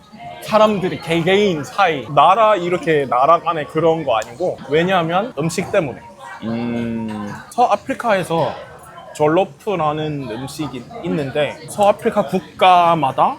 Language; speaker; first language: Korean; non-native, fluent; English